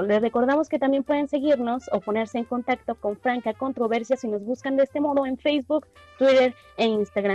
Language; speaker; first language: Spanish; native; Spanish